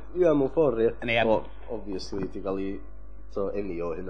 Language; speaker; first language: Welsh; native; Welsh